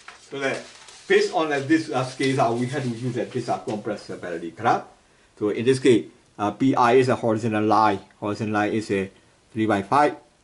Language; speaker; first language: English; non-native, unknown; Burmese